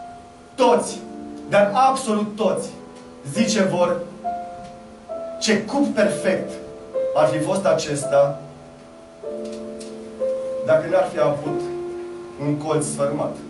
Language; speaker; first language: Romanian; native; Romanian